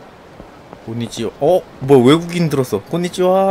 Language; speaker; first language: Japanese; non-native, learner; Korean